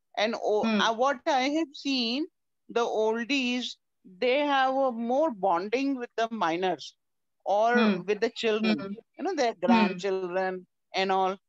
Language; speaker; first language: English; non-native, local second language; Hindi